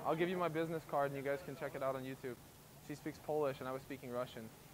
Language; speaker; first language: English; native; English